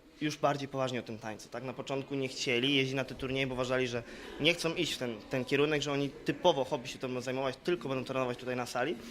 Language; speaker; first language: Polish; native; Polish